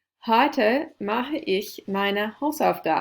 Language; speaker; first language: German; non-native, fluent; English